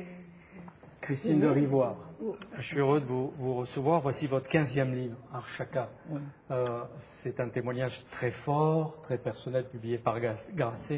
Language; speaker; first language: French; native; French